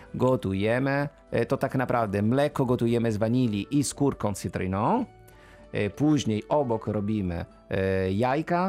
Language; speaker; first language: Polish; non-native, fluent; Italian